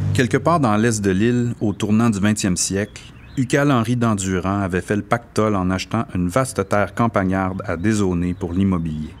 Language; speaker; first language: French; native; French